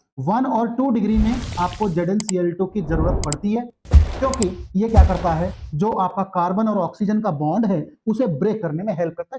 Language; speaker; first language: Hindi; native; Hindi